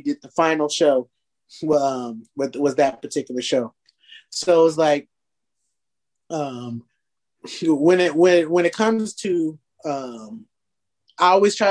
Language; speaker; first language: English; native; English